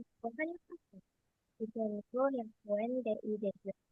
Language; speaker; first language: Japanese; non-native, learner; Indonesian